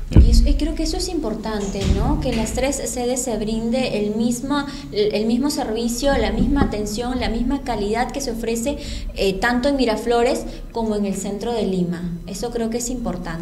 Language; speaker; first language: Spanish; native; Spanish